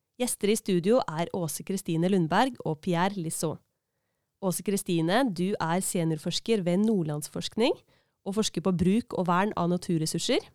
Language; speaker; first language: Norwegian; native; Norwegian